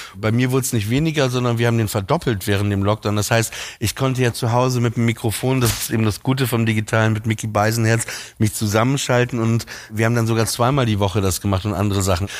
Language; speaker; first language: German; native; German